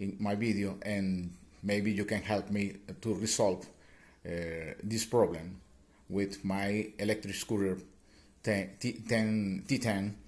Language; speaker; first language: English; non-native, learner; Spanish